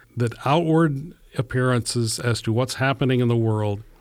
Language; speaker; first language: English; native; English